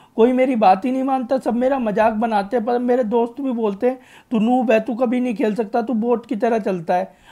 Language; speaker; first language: Hindi; native; Hindi